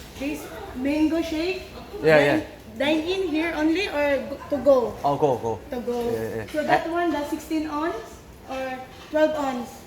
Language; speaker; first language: English; non-native, local second language; Cebuano